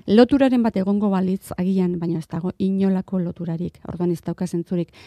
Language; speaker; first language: Basque; non-native, local second language; Spanish